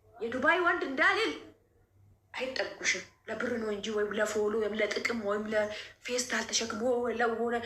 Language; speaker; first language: Amharic; non-native, local second language; Oromo